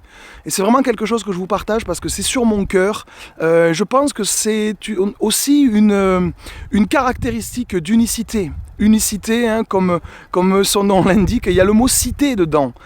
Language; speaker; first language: French; native; French